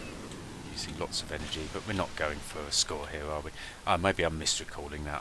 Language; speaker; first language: English; native; English